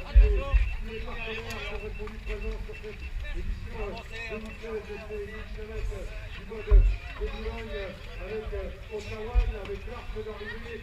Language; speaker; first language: French; native; French